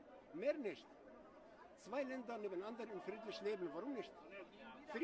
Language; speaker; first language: German; non-native, learner; Arabic